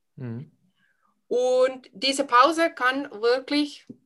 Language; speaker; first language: German; non-native, fluent; Finnish